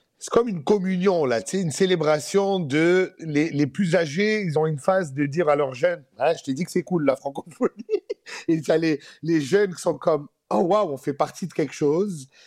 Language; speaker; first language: French; native; French